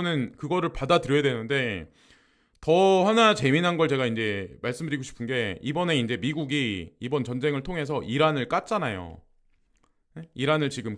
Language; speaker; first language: Korean; native; Korean